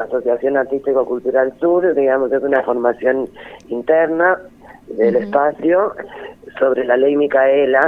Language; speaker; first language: Spanish; native; Spanish